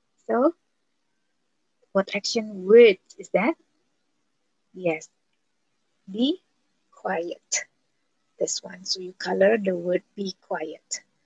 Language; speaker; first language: English; non-native, fluent; Indonesian